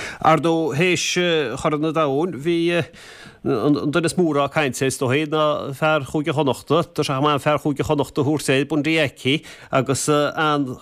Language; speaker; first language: Irish; native; Irish